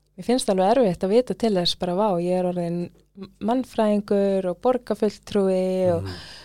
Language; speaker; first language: Icelandic; early bilingual, other home language; English